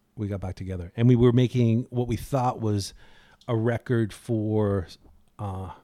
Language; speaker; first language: English; native; English